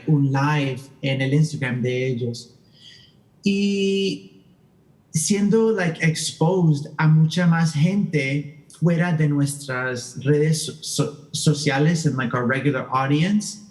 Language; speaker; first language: Spanish; early bilingual, heritage; Spanish